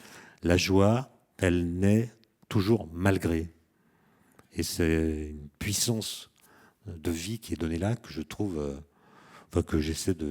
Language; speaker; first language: French; native; French